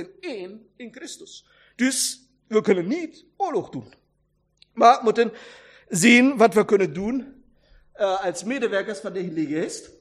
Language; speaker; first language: Dutch; non-native, fluent; German